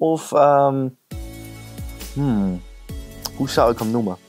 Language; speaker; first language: Dutch; native; Dutch